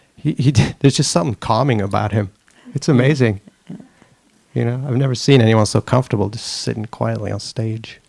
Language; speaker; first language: English; non-native, fluent; Swedish